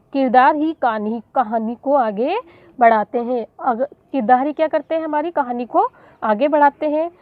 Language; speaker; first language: Urdu; native; Urdu